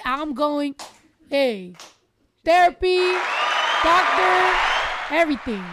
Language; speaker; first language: English; early bilingual, other home language; Spanish